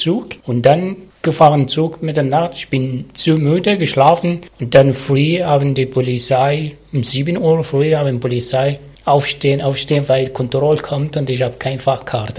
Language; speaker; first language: German; non-native, learner; Arabic